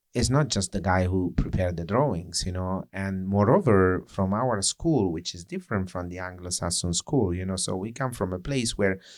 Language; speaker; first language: English; non-native, fluent; Italian